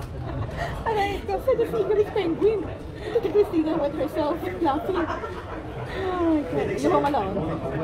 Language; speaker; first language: English; non-native, local second language; Filipino